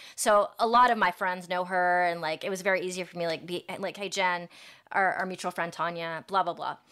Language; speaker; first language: English; native; English